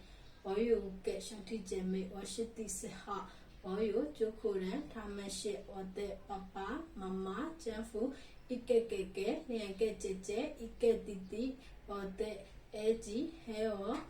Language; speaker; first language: Chinese; non-native, learner; Burmese